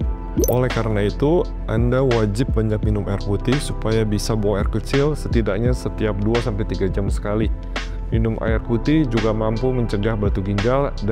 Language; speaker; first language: Indonesian; native; Indonesian